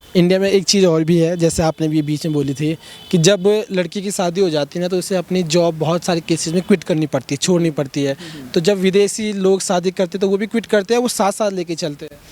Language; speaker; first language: Hindi; native; Hindi